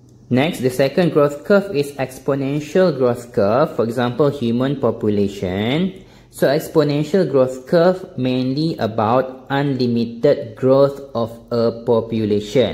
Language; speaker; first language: English; non-native, local second language; Malay